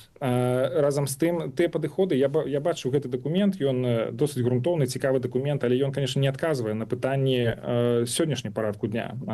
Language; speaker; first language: Belarusian; non-native, local second language; Russian